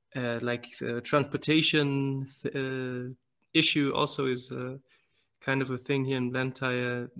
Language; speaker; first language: English; non-native, fluent; German